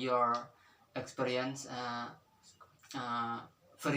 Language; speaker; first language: English; non-native, learner; Indonesian